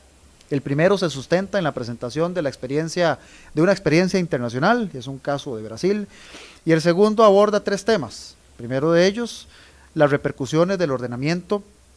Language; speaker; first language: Spanish; native; Spanish